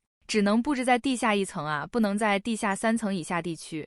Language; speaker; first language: Chinese; native; Chinese